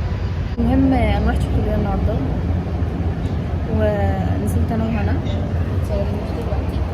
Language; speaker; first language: Arabic; native; Arabic